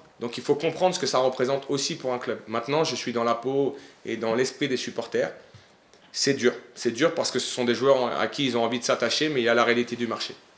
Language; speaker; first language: French; native; French